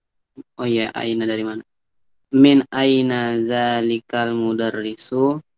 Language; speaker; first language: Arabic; non-native, learner; Indonesian